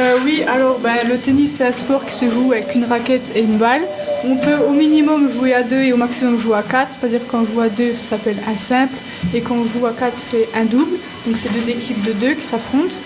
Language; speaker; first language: French; native; French